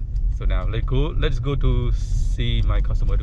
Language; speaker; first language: English; non-native, learner; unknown